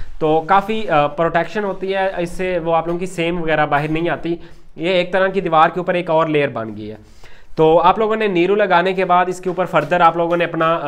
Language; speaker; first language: Urdu; non-native, local second language; Punjabi